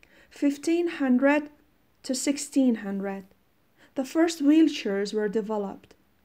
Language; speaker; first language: English; non-native, fluent; Persian